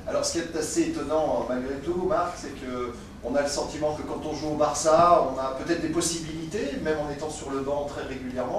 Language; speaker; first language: French; native; French